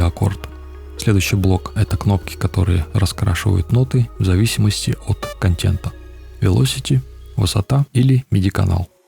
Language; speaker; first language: Russian; native; Russian